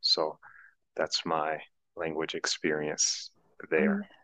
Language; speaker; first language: English; native; English